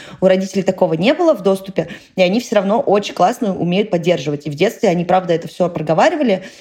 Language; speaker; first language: Russian; native; Russian